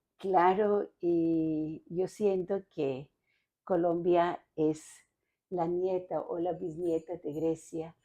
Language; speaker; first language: Spanish; non-native, fluent; Greek